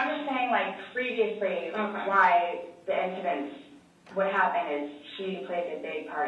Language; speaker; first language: English; native; English